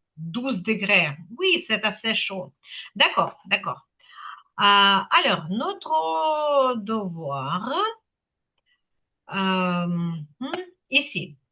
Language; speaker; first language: French; non-native, fluent; Ukrainian